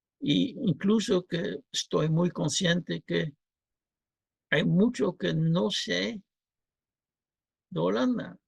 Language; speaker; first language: Spanish; non-native, fluent; Dutch